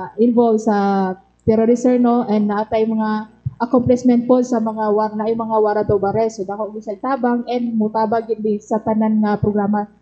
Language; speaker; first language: Cebuano; native; Cebuano